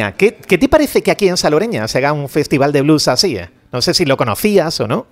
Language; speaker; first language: Spanish; native; Spanish